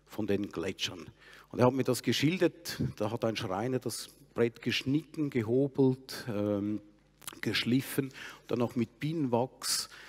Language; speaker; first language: German; native; German